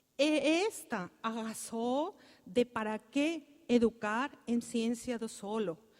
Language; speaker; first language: Portuguese; non-native, learner; Spanish